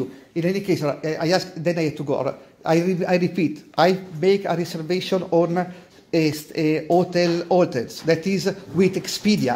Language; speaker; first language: English; non-native, learner; Italian